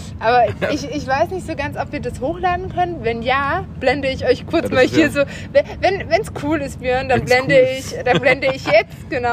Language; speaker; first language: German; native; German